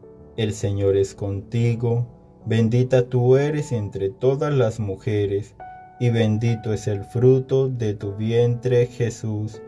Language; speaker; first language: Spanish; native; Spanish